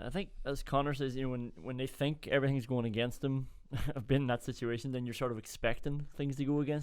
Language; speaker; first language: English; native; English